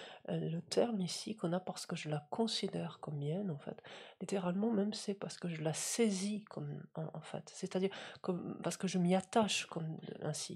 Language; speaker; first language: French; native; French